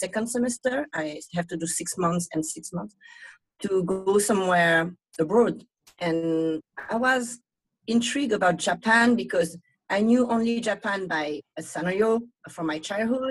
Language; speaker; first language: English; non-native, fluent; Vietnamese